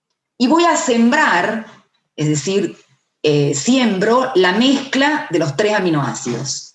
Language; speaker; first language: Spanish; native; Spanish